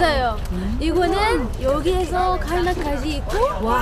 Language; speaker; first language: Korean; non-native, fluent; Arabic